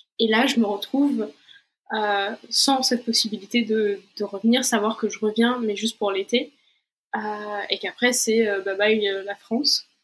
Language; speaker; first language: French; non-native, fluent; Portuguese